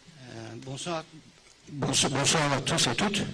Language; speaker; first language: French; non-native, fluent; Turkish